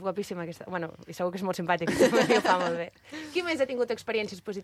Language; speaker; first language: Catalan; native; Catalan